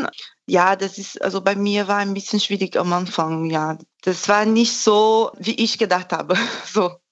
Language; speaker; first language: German; non-native, fluent; Portuguese